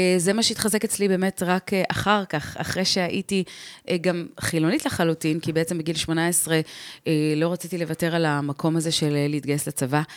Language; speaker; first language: Hebrew; early bilingual, heritage; Hebrew